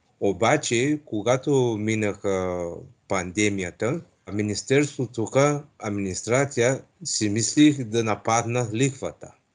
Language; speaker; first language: Bulgarian; non-native, learner; English